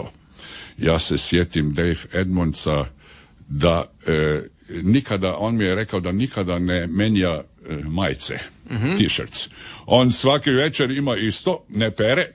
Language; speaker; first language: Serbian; early bilingual, heritage; Serbian